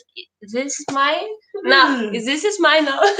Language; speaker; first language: English; non-native, learner; Ukrainian